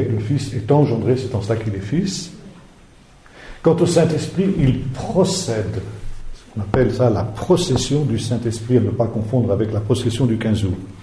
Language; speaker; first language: French; native; French